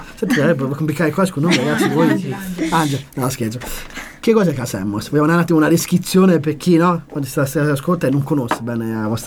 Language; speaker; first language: Italian; native; Italian